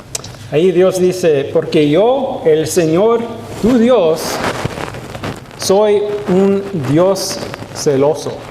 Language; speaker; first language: Spanish; non-native, learner; English